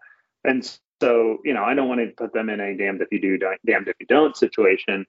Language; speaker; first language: English; native; English